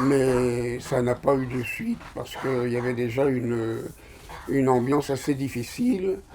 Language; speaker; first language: French; native; French